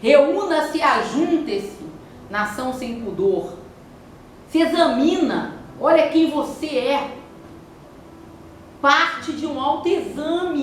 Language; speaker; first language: Portuguese; native; Portuguese